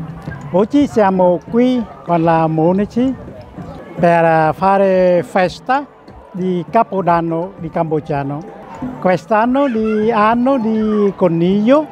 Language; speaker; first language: Italian; non-native, learner; Khmer